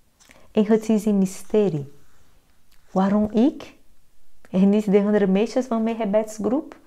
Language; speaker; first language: Dutch; non-native, fluent; Portuguese